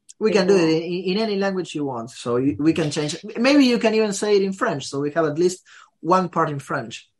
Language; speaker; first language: English; non-native, fluent; Spanish